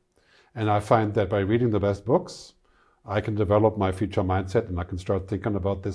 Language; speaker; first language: English; non-native, fluent; German